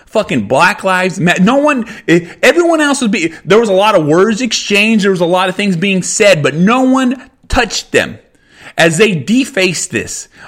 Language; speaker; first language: English; early bilingual, other home language; Spanish